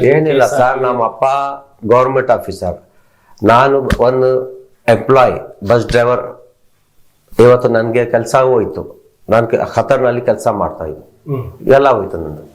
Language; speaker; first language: Kannada; non-native, local second language; Telugu